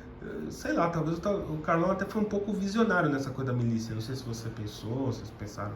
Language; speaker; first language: Portuguese; native; Portuguese